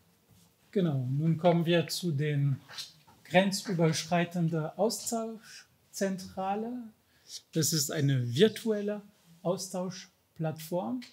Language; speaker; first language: German; non-native, fluent; French